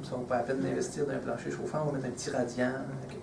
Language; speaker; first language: French; native; French